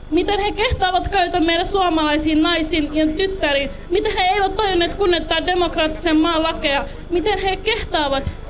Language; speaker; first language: Finnish; early bilingual, other home language; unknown